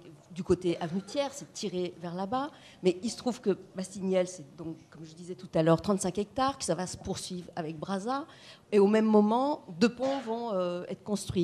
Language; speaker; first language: French; native; French